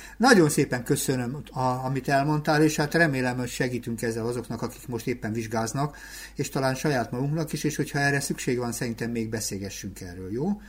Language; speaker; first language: Hungarian; native; Hungarian